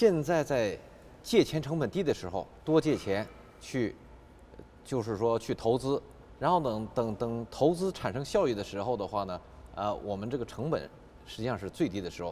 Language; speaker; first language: Chinese; native; Chinese